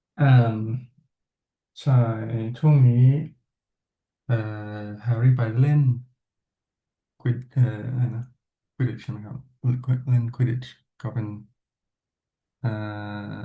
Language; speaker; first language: Thai; non-native, fluent; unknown